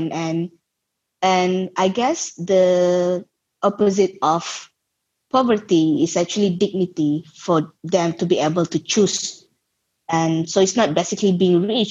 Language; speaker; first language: English; non-native, local second language; Malay